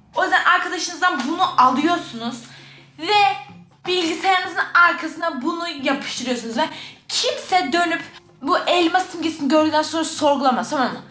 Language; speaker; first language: Turkish; native; Turkish